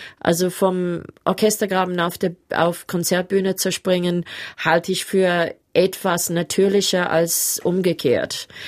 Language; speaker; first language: German; non-native, fluent; English